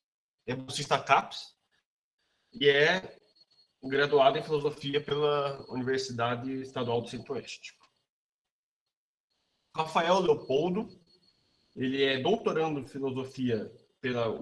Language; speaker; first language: Portuguese; native; Portuguese